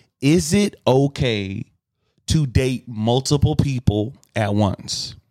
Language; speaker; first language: English; native; English